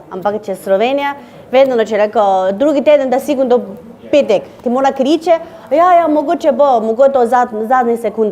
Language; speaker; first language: Slovenian; non-native, learner; Chinese